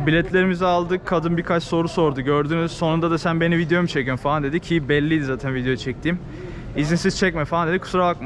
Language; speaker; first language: Turkish; native; Turkish